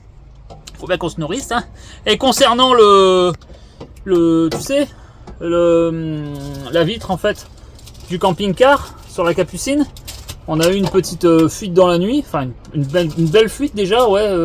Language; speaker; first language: French; native; French